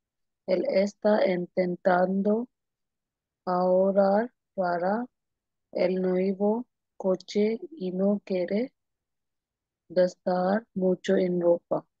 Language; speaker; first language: Spanish; non-native, learner; Urdu